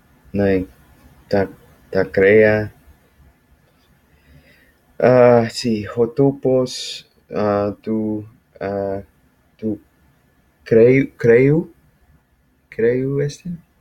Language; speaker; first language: Greek; non-native, learner; English